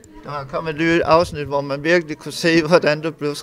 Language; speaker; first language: Danish; native; Danish